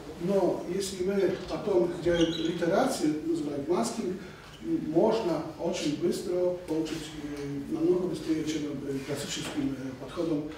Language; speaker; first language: Russian; non-native, fluent; Polish